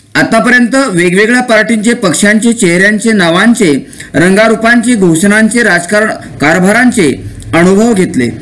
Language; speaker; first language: Marathi; non-native, local second language; Lambadi